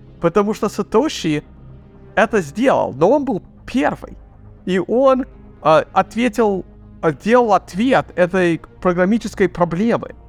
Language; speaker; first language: Russian; early bilingual, heritage; Russian